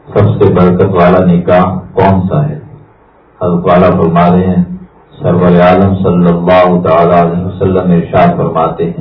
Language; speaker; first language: Urdu; native; Urdu